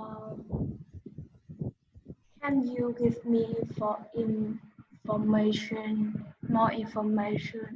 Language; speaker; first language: English; non-native, learner; Vietnamese